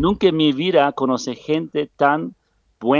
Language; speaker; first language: Spanish; non-native, learner; English